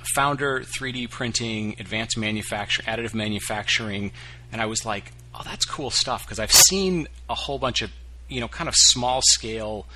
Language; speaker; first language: English; native; English